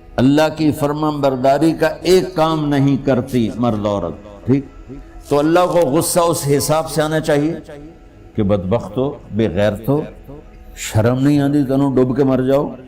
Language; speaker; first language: Urdu; non-native, local second language; Punjabi